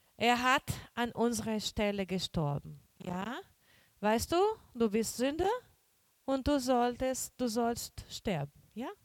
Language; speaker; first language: German; non-native, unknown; Portuguese